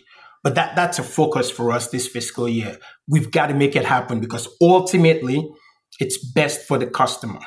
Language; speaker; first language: English; non-native, local second language; Igbo